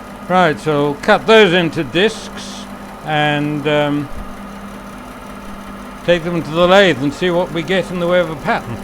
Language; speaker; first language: English; native; English